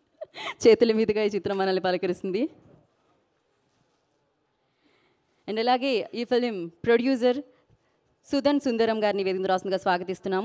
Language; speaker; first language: Telugu; native; Telugu